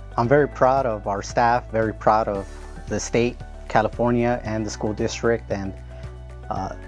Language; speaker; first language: English; native; English